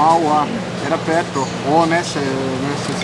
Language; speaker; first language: Portuguese; non-native, learner; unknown